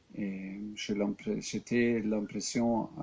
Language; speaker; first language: French; non-native, fluent; German